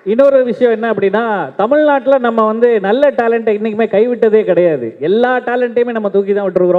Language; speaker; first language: Tamil; native; Tamil